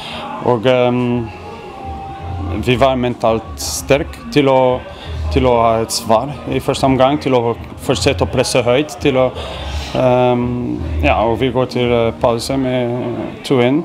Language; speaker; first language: Norwegian; non-native, fluent; Portuguese